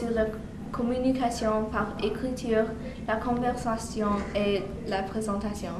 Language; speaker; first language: French; non-native, fluent; English